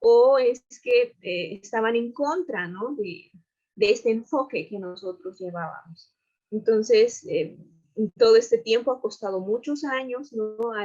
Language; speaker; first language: Spanish; native; Spanish